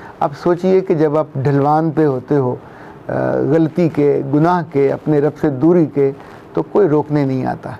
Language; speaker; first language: Urdu; non-native, local second language; Punjabi